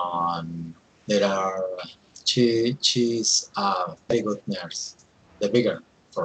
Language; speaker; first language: English; non-native, learner; Spanish